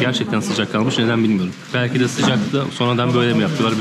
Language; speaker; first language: Turkish; native; Turkish